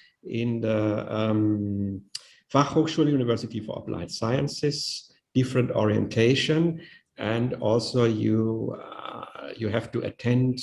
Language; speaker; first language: English; non-native, fluent; Indonesian